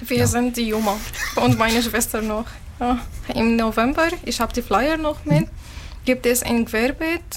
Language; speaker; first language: German; non-native, learner; Arabic